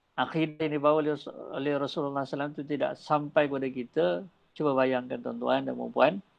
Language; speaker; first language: Malay; native; Malay